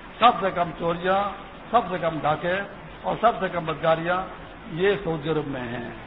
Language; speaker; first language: Urdu; non-native, local second language; Pashto